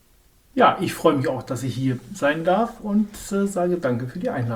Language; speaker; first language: German; native; German